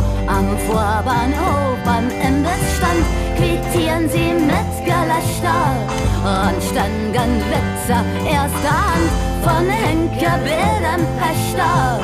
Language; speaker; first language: German; native; German